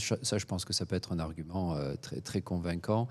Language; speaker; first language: French; native; French